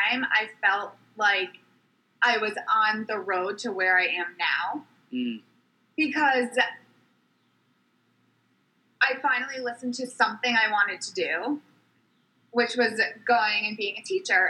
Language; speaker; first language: English; native; English